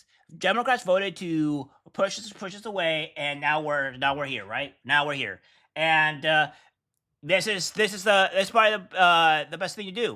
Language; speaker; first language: English; native; English